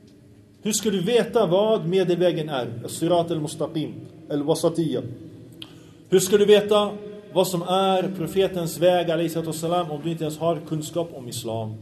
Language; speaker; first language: Swedish; early bilingual, other home language; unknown